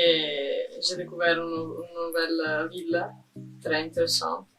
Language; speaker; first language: French; non-native, learner; Italian